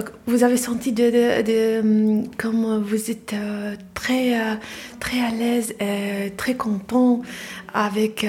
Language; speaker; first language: French; non-native, learner; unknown